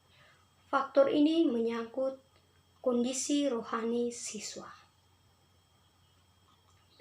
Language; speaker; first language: Indonesian; non-native, local second language; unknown